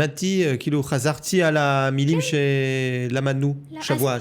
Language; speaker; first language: Hebrew; non-native, learner; French